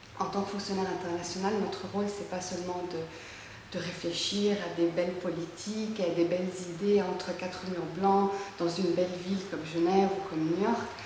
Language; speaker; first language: French; non-native, local second language; Arabic